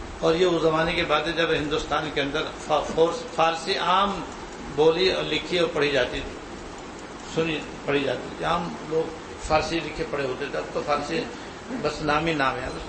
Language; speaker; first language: Urdu; native; Urdu